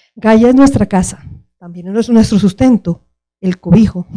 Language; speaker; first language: Spanish; native; Spanish